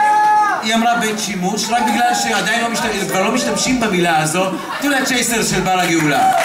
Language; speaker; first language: Hebrew; native; Hebrew